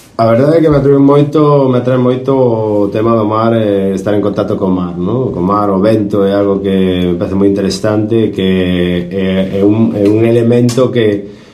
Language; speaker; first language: Galician; non-native, local second language; Spanish